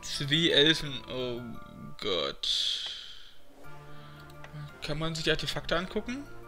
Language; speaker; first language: German; native; German